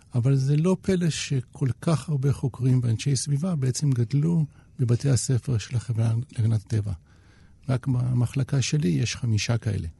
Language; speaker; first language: Hebrew; native; Hebrew